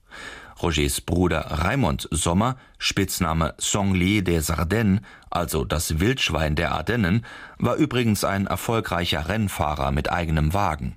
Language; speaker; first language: German; native; German